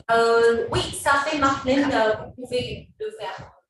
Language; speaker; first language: French; non-native, learner; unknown